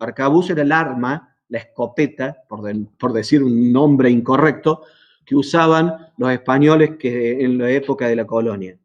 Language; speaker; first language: Spanish; native; Spanish